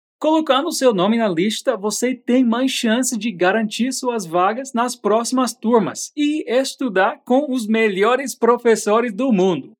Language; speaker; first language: Portuguese; native; Portuguese